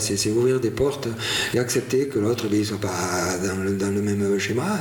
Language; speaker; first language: French; native; French